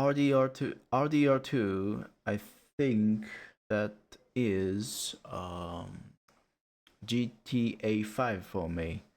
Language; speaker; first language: English; non-native, learner; Japanese